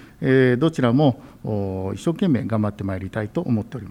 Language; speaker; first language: Japanese; native; Japanese